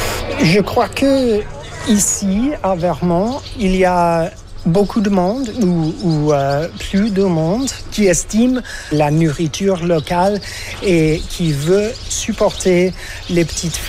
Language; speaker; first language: French; non-native, fluent; English